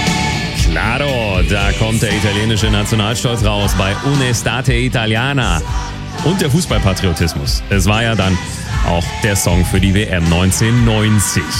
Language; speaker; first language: German; native; German